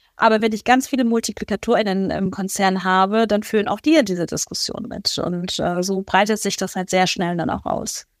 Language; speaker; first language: German; early bilingual, other home language; Persian